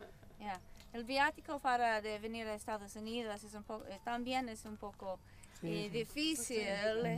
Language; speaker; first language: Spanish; non-native, fluent; English